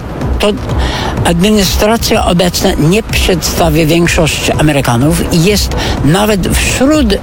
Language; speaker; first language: Polish; non-native, fluent; English